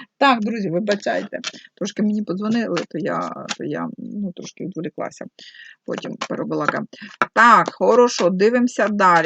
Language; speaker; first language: Ukrainian; non-native, local second language; Russian